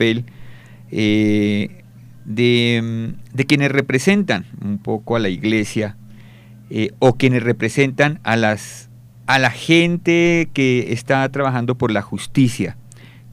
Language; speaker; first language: Spanish; native; Spanish